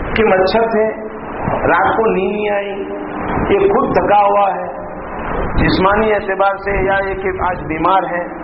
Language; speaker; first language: Urdu; non-native, local second language; Gujarati